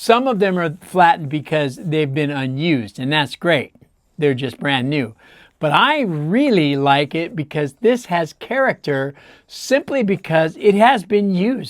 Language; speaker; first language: English; native; English